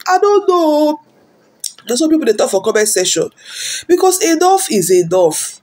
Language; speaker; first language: Nigerian Pidgin; non-native, local second language; Yoruba